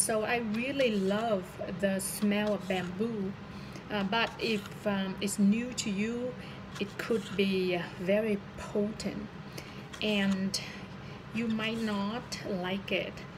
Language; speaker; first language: English; non-native, fluent; Vietnamese